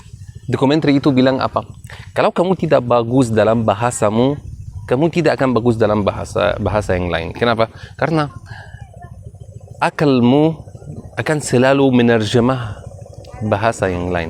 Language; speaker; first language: Indonesian; non-native, fluent; Arabic